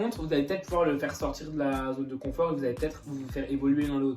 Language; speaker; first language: French; native; French